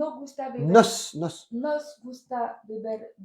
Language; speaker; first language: Spanish; non-native, learner; French